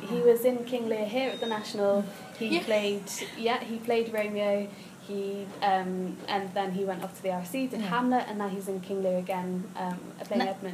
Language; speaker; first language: English; native; English